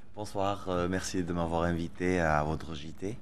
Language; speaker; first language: French; non-native, local second language; Arabic